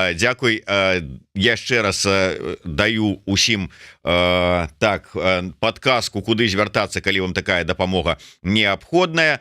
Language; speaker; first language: Belarusian; native; Belarusian